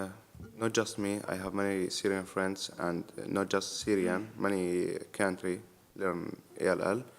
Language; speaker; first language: English; non-native, learner; Arabic